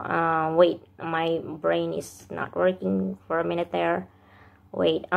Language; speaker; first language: English; non-native, fluent; Indonesian